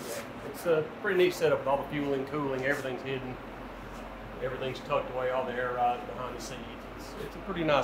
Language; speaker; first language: English; native; English